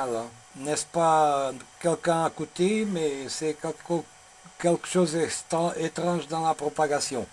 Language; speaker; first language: French; non-native, learner; Portuguese